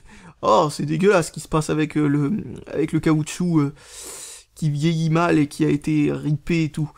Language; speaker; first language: French; native; French